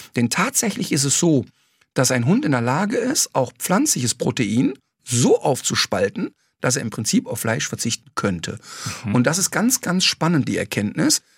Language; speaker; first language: German; native; German